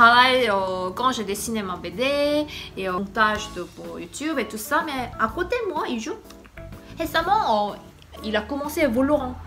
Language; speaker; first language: French; non-native, fluent; Korean